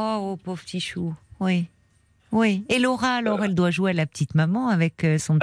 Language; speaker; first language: French; native; French